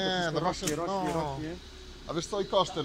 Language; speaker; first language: Polish; native; Polish